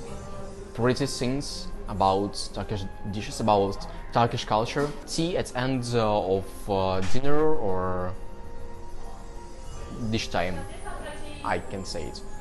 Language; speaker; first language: English; non-native, learner; Russian